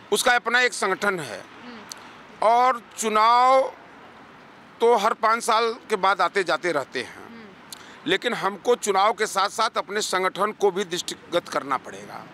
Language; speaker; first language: Hindi; native; Hindi